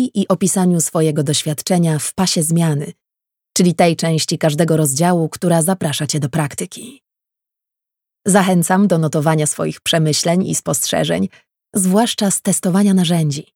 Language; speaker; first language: Polish; native; Polish